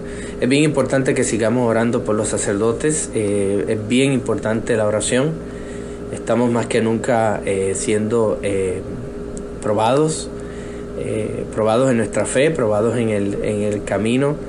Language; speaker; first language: Spanish; native; Spanish